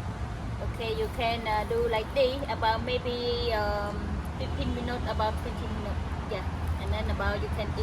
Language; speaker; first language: English; non-native, learner; Khmer